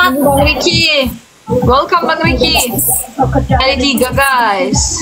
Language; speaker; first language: Indonesian; non-native, fluent; Turkish